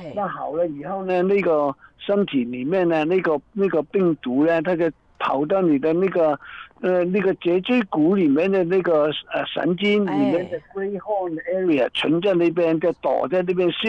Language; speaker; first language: Chinese; native; Chinese